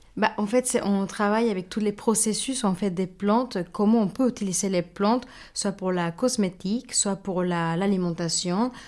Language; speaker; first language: French; non-native, fluent; Spanish